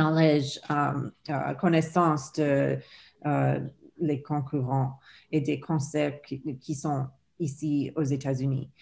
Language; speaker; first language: French; non-native, fluent; English